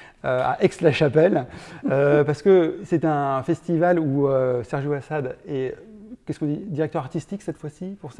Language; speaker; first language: French; native; French